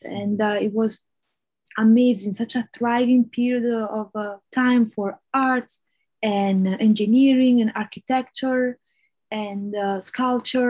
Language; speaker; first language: English; non-native, fluent; Italian